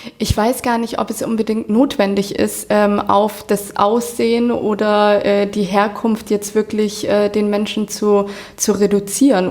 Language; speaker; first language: German; native; German